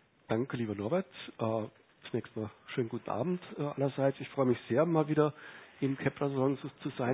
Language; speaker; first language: German; native; German